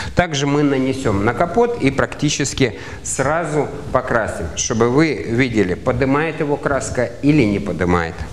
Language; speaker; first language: Russian; native; Russian